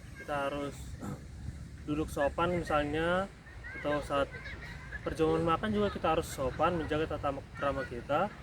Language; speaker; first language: Indonesian; native; Indonesian